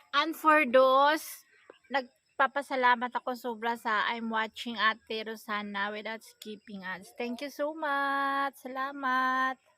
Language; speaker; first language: Filipino; native; Filipino